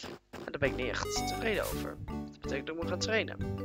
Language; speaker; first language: Dutch; native; Dutch